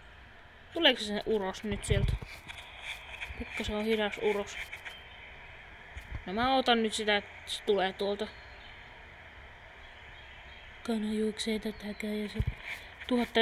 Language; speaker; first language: Finnish; native; Finnish